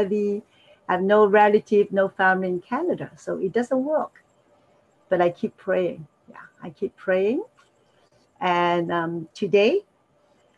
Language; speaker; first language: English; non-native, local second language; Cantonese